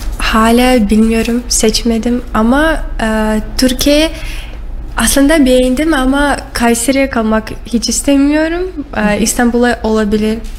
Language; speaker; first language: Turkish; non-native, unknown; Russian